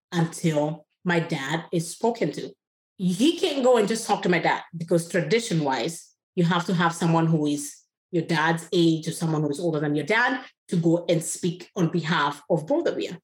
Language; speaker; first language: English; non-native, local second language; Kikuyu